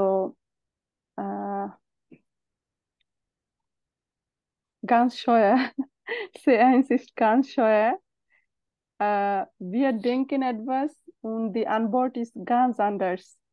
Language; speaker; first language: German; non-native, fluent; Bangla